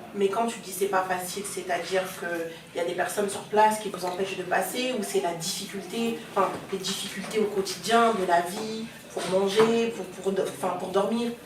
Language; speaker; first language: French; early bilingual, other home language; Soninke